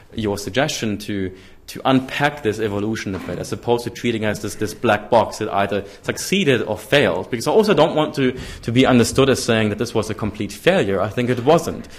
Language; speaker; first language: English; non-native, fluent; German